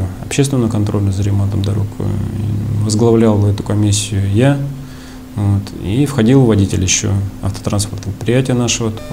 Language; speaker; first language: Russian; native; Russian